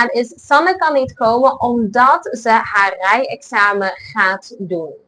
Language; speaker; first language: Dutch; non-native, fluent; English